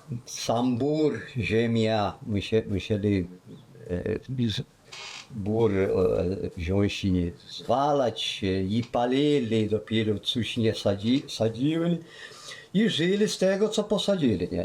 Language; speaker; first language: Polish; early bilingual, heritage; Polish